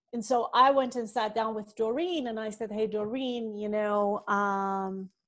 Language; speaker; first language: English; non-native, fluent; Persian